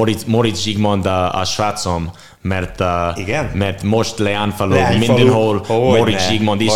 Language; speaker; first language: Hungarian; non-native, learner; English